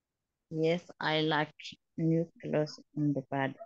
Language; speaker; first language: English; non-native, learner; Somali